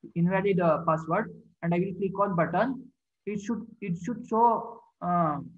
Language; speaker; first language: English; non-native, local second language; Kannada